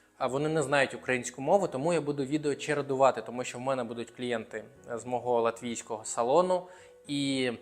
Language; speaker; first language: Ukrainian; non-native, local second language; Russian